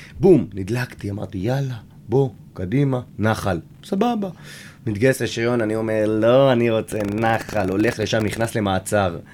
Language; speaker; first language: Hebrew; native; Hebrew